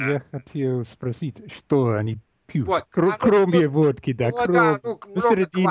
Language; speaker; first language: Russian; non-native, learner; English